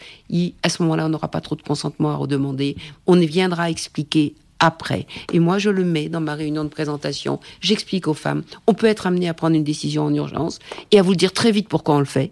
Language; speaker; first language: French; native; French